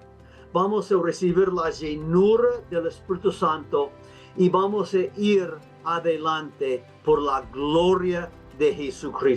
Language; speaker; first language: Spanish; non-native, fluent; English